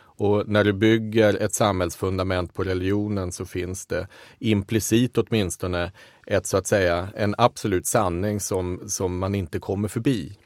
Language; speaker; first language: Swedish; native; Swedish